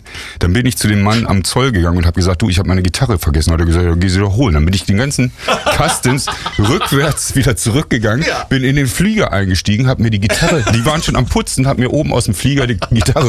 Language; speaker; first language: German; native; German